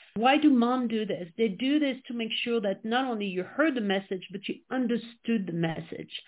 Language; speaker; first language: English; non-native, fluent; French